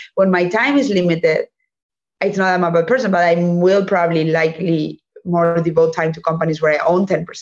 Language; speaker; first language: English; non-native, fluent; Spanish